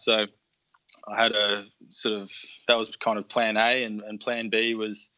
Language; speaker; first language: English; native; English